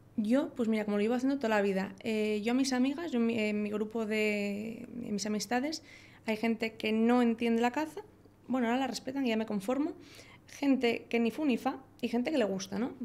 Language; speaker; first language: Spanish; native; Spanish